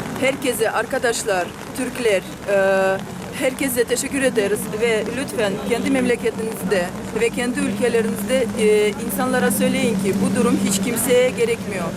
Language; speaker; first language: Turkish; non-native, fluent; Ukrainian